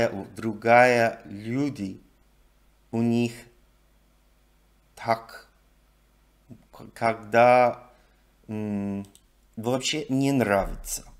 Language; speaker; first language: Russian; non-native, learner; English